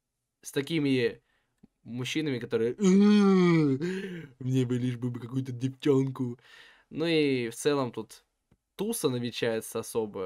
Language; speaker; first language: Russian; native; Russian